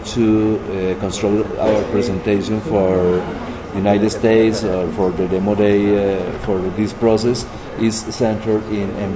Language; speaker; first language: English; non-native, learner; Spanish